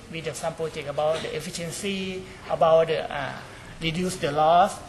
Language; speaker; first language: English; non-native, learner; Thai